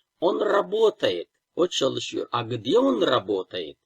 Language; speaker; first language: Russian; non-native, fluent; Turkish